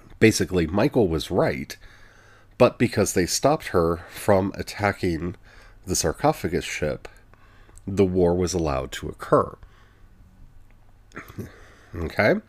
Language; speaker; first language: English; native; English